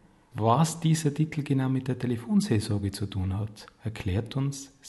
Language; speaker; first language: German; native; German